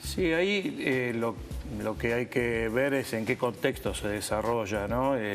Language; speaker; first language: Spanish; native; Spanish